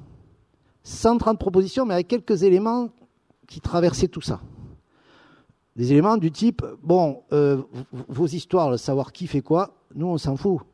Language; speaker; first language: French; native; French